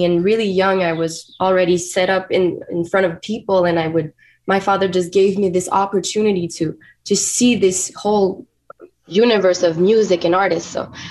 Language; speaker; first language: English; non-native, fluent; French